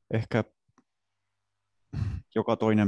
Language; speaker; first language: Finnish; non-native, learner; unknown